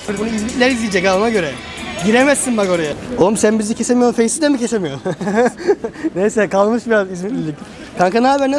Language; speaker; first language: Turkish; native; Turkish